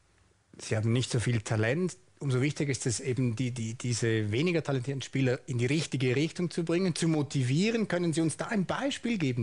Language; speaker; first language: German; native; German